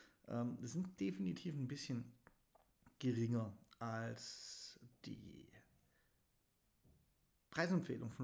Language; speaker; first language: German; native; German